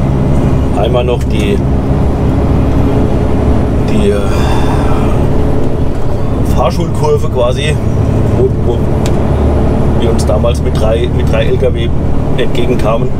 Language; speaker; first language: German; native; German